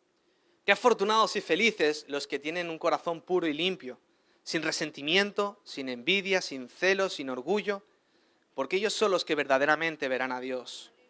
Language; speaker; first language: Spanish; native; Spanish